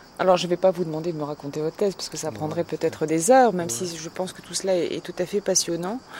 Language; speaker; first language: French; native; French